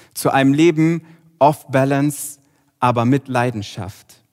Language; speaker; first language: German; native; German